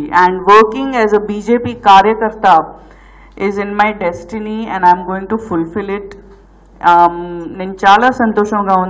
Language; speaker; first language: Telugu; non-native, learner; Gujarati